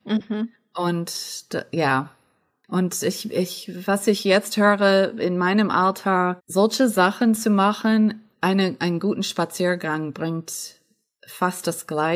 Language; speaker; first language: German; non-native, fluent; English